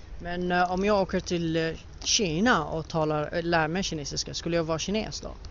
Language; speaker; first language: Swedish; non-native, fluent; Arabic